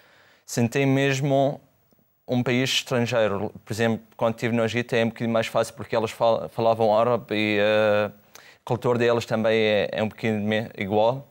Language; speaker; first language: Portuguese; non-native, fluent; Arabic